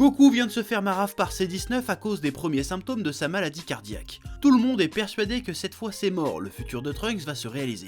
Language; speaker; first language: French; native; French